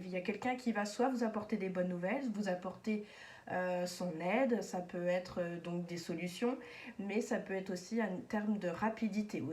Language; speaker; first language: French; native; French